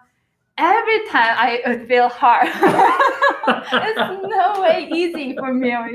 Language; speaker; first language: English; non-native, learner; Korean